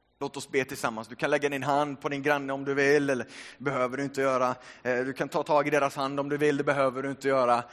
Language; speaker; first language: Swedish; early bilingual, other home language; Finnish